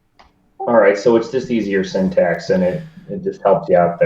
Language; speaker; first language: English; native; English